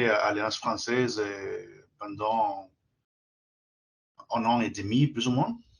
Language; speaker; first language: French; non-native, fluent; Spanish